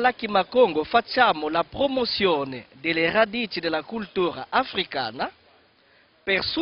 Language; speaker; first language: Italian; non-native, fluent; Kongo